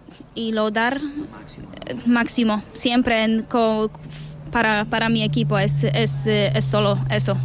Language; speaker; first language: Spanish; non-native, learner; Polish